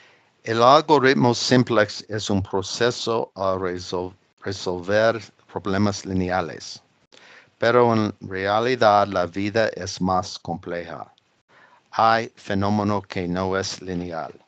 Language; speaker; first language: Spanish; non-native, fluent; English